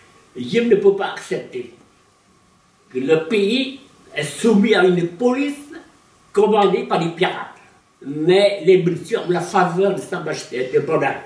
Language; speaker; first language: French; non-native, local second language; Vietnamese